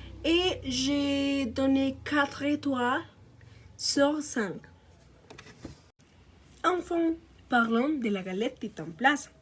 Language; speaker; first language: French; non-native, learner; Spanish